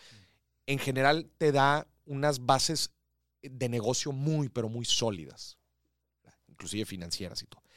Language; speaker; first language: Spanish; native; Spanish